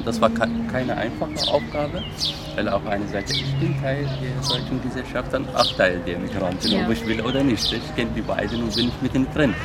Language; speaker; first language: German; non-native, fluent; Arabic